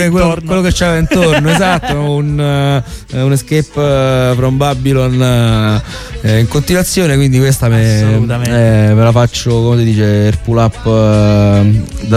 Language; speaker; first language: Italian; native; Italian